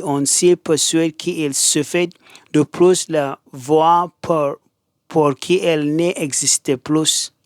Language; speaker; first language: French; non-native, learner; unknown